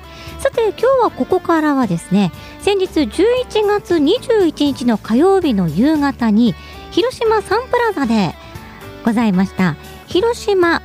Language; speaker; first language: Japanese; native; Japanese